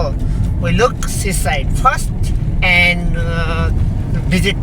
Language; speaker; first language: English; non-native, learner; Nepali